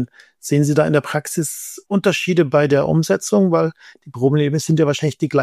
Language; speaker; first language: German; native; German